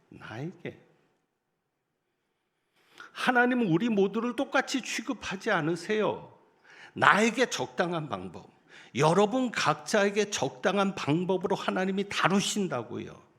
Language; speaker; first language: Korean; native; Korean